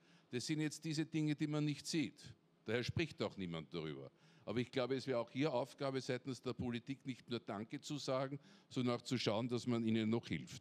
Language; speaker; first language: German; native; German